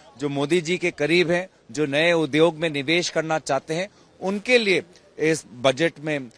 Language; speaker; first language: Hindi; non-native, local second language; Assamese